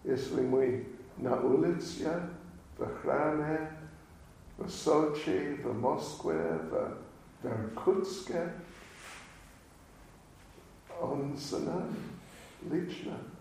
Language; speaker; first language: Russian; non-native, learner; English